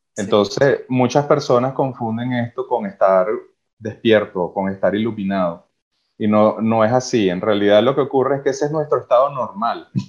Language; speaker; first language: Spanish; native; Spanish